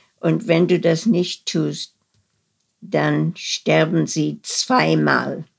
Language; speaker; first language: German; early bilingual, heritage; German